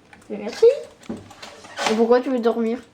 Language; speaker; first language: French; native; French